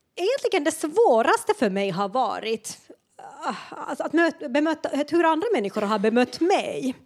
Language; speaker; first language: Swedish; non-native, local second language; Finnish